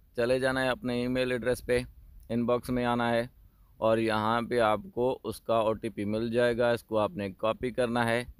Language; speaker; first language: Urdu; native; Urdu